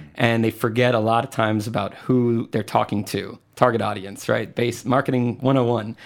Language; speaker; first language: English; non-native, fluent; Spanish